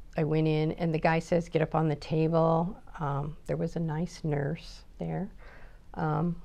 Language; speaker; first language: English; native; English